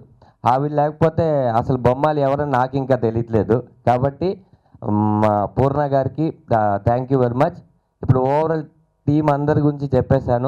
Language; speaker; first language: Telugu; native; Telugu